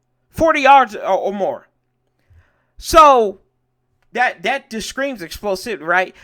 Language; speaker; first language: English; native; English